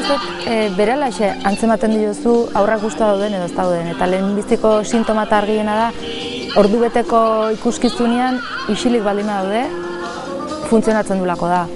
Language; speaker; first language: Basque; native; Basque